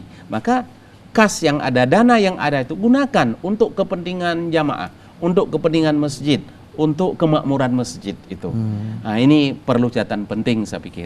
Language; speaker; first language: Indonesian; native; Indonesian